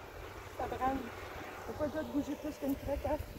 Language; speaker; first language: French; native; French